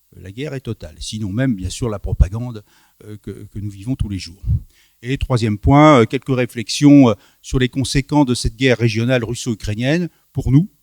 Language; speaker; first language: French; native; French